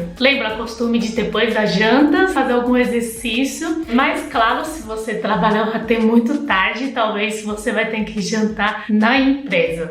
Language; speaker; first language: Portuguese; non-native, fluent; Chinese